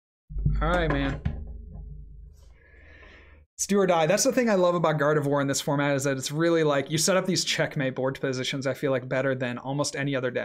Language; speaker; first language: English; native; English